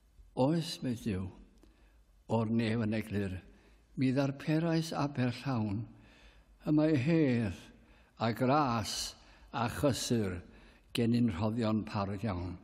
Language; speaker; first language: Welsh; native; Welsh